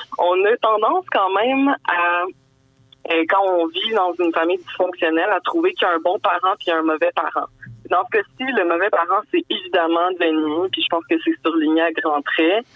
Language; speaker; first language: French; native; French